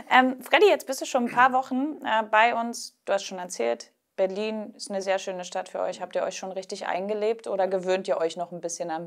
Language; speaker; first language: German; native; German